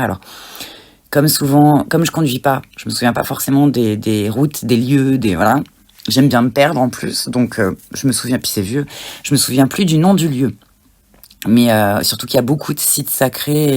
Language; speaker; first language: French; native; French